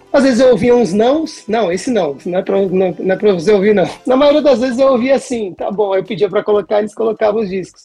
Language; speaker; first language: Portuguese; native; Portuguese